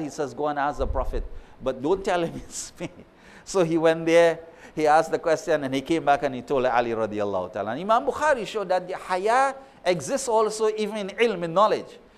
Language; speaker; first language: English; native; English